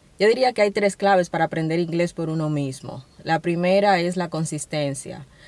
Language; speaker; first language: Spanish; native; Spanish